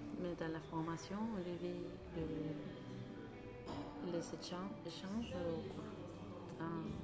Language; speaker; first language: French; non-native, learner; Spanish